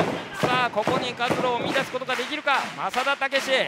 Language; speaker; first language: Japanese; native; Japanese